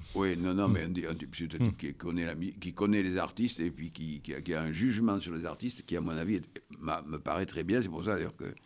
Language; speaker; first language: French; native; French